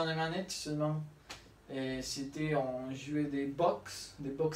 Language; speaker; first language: French; non-native, learner; Spanish